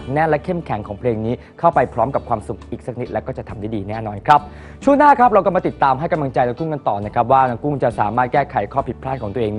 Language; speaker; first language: Thai; native; Thai